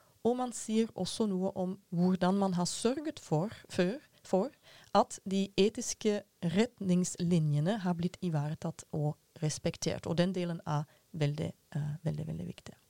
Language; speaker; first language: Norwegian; non-native, fluent; Dutch